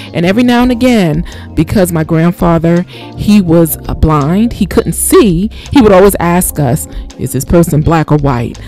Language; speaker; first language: English; native; English